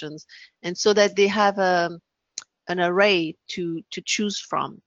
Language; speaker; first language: English; non-native, local second language; French